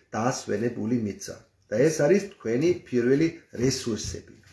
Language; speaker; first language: Georgian; non-native, learner; German